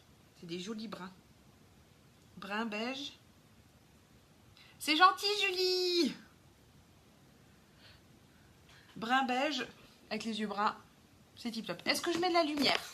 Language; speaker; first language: French; native; French